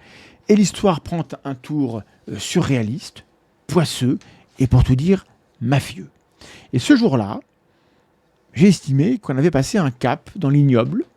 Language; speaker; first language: French; native; French